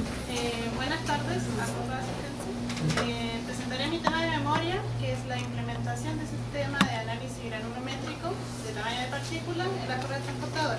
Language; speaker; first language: Spanish; native; Spanish